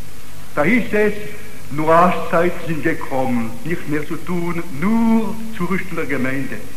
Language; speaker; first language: German; non-native, fluent; Italian